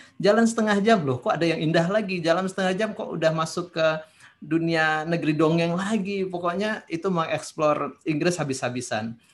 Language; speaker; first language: Indonesian; native; Indonesian